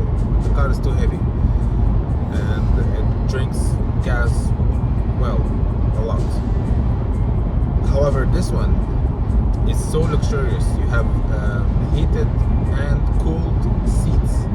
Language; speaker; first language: English; non-native, fluent; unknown